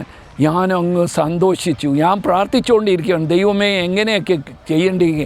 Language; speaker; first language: Malayalam; early bilingual, heritage; Malayalam